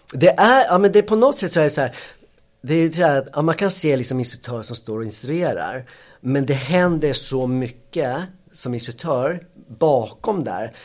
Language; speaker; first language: Swedish; early bilingual, other home language; Spanish